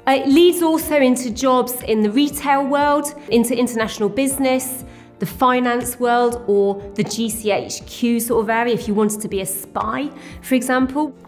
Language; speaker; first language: English; native; English